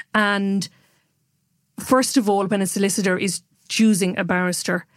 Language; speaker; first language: English; native; English